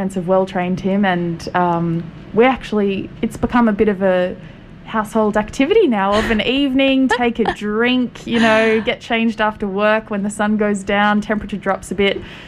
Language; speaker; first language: English; native; English